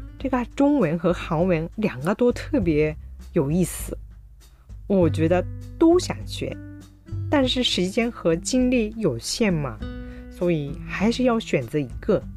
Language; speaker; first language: Chinese; non-native, fluent; Japanese